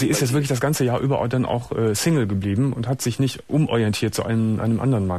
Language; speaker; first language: German; native; German